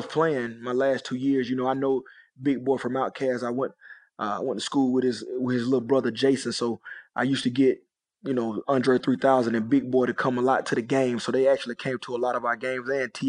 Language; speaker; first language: English; native; English